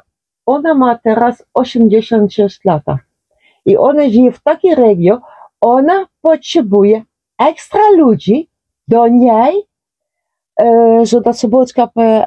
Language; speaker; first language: Polish; non-native, learner; Dutch